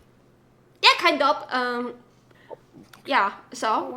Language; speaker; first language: English; non-native, learner; Korean